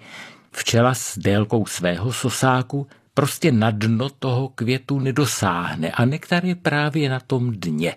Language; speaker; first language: Czech; native; Czech